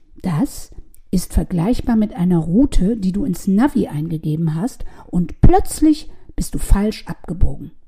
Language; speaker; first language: German; native; German